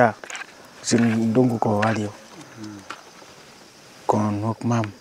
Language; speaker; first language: Vietnamese; non-native, learner; Portuguese